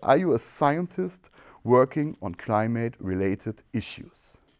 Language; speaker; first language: English; non-native, fluent; German